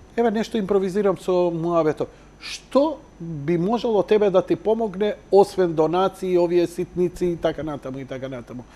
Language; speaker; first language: Macedonian; native; Macedonian